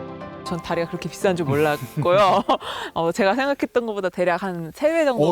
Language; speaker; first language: Korean; native; Korean